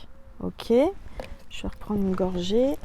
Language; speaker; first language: French; native; French